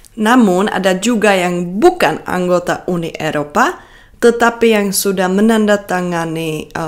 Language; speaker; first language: Indonesian; non-native, fluent; Czech